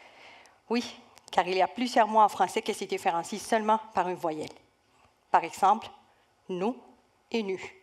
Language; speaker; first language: French; non-native, fluent; Spanish